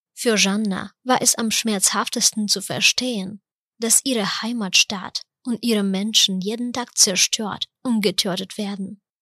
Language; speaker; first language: German; non-native, fluent; Ukrainian